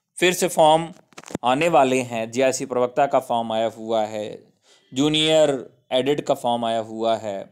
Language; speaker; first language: Hindi; native; Hindi